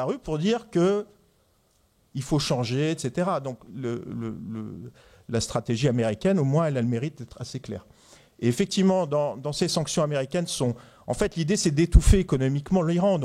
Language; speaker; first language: French; native; French